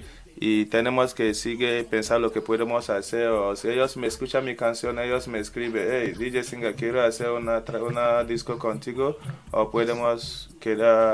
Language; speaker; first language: Spanish; non-native, learner; English